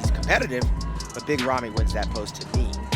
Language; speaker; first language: English; native; English